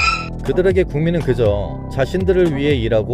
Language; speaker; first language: Korean; native; Korean